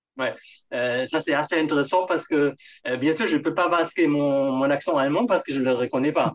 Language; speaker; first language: French; non-native, fluent; German